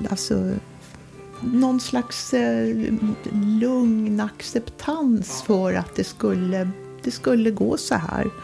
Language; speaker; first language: Swedish; native; Swedish